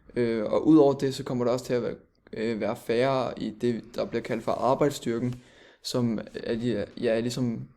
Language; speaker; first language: Danish; native; Danish